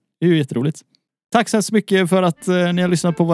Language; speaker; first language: Swedish; native; Swedish